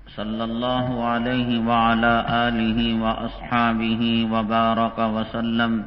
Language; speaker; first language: Urdu; native; Urdu